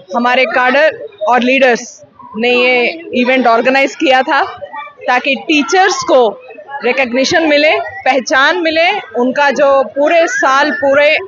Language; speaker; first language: Hindi; non-native, local second language; Telugu